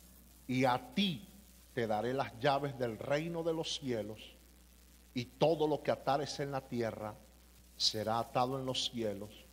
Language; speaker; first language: Spanish; native; Spanish